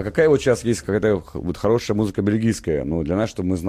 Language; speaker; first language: Russian; native; Russian